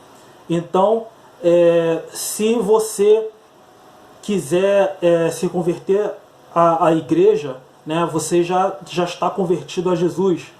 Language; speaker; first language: Portuguese; native; Portuguese